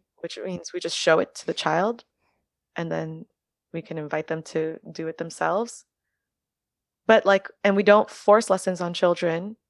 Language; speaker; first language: English; early bilingual, other home language; French